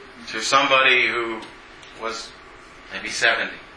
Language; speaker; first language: English; native; English